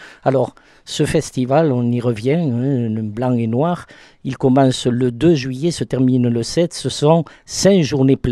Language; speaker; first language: French; native; French